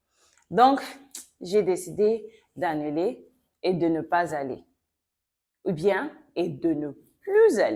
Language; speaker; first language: French; non-native, fluent; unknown